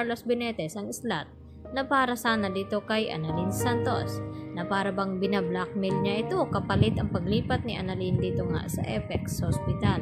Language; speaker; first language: Filipino; native; Filipino